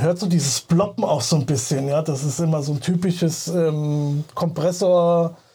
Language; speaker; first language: German; native; German